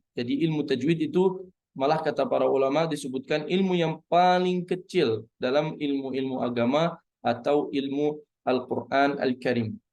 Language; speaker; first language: Indonesian; non-native, fluent; Arabic